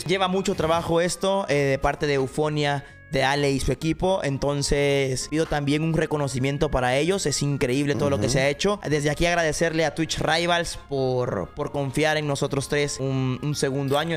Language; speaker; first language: Spanish; native; Spanish